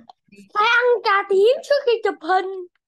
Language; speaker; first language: Chinese; non-native, learner; Vietnamese